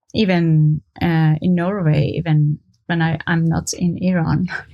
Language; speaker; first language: English; non-native, fluent; Persian